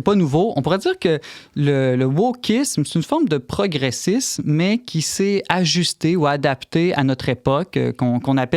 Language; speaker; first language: French; native; French